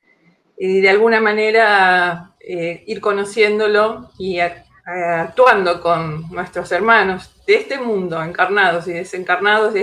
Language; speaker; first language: Spanish; native; Spanish